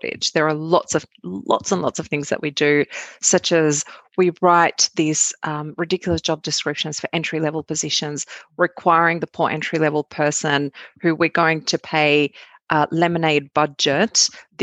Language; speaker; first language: English; non-native, fluent; Arabic